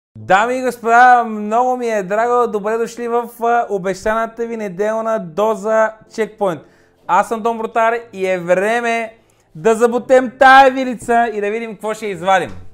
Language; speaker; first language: Bulgarian; native; Bulgarian